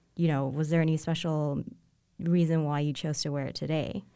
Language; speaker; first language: English; non-native, local second language; Cantonese